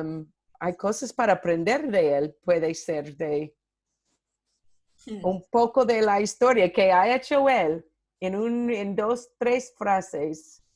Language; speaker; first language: Spanish; non-native, fluent; English